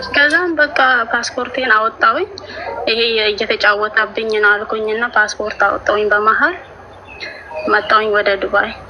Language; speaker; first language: Amharic; native; Amharic